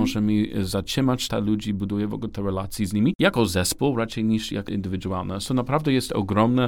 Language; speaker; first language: Polish; non-native, learner; English